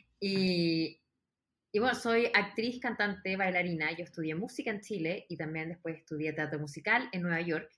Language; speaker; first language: Spanish; native; Spanish